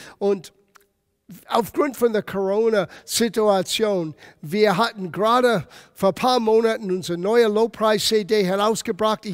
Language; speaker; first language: German; non-native, fluent; English